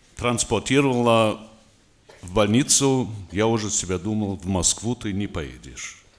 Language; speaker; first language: Russian; non-native, fluent; German